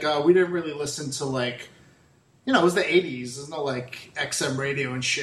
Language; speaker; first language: English; native; English